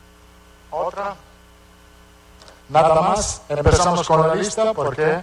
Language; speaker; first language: Spanish; non-native, fluent; Italian